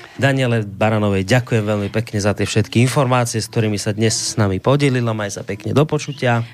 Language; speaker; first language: Slovak; native; Slovak